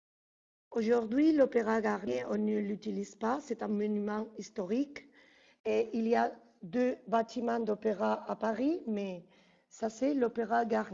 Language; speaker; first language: French; non-native, fluent; Spanish